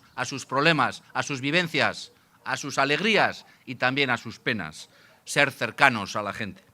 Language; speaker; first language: Spanish; native; Spanish